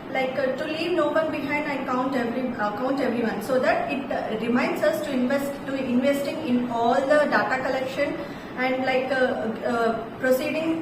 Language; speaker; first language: English; non-native, local second language; Telugu